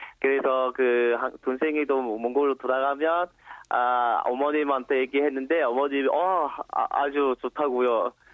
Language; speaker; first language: Korean; non-native, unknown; Mongolian